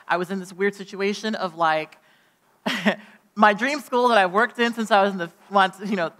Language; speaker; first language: English; native; English